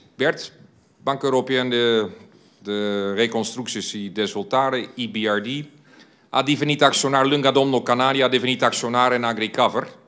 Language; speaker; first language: Romanian; non-native, fluent; Dutch